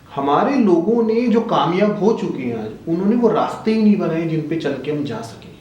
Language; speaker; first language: Hindi; native; Hindi